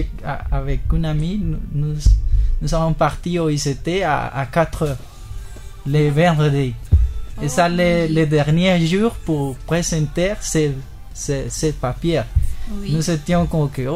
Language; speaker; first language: French; non-native, learner; Spanish